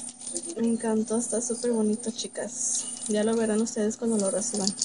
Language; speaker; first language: Spanish; early bilingual, heritage; Spanish